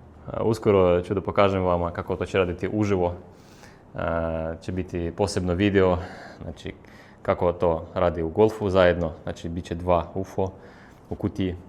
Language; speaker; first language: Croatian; non-native, fluent; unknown